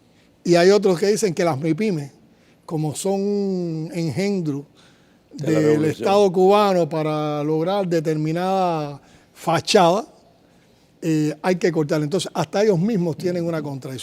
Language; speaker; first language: Spanish; native; Spanish